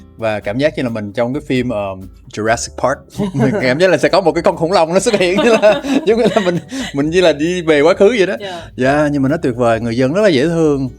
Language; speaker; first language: Vietnamese; early bilingual, heritage; Vietnamese